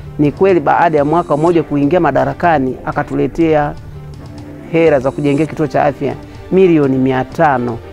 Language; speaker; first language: Swahili; native; Swahili